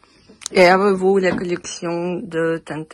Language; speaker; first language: French; non-native, learner; Ukrainian